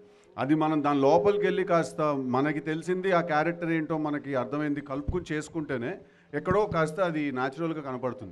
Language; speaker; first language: Telugu; native; Telugu